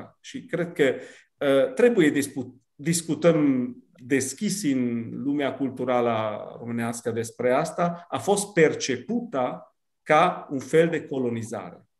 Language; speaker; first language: Romanian; non-native, fluent; Italian